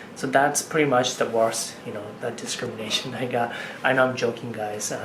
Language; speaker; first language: English; non-native, fluent; Japanese